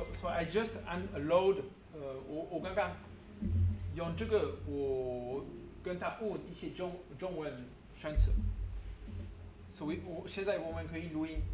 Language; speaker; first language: Chinese; non-native, learner; French